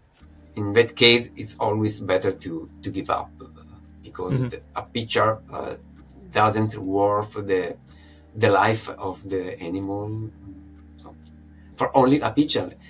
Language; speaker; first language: English; non-native, fluent; Italian